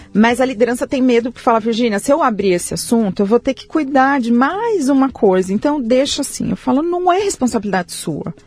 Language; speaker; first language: Portuguese; early bilingual, other home language; Spanish